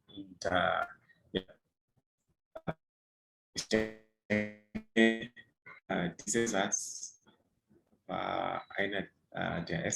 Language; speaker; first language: German; non-native, fluent; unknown